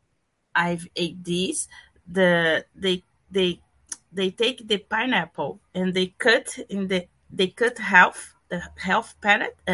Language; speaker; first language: English; non-native, learner; Portuguese